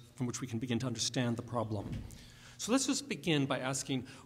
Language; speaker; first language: English; native; English